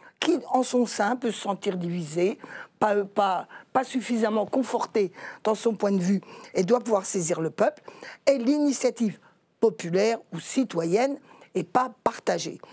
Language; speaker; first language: French; native; French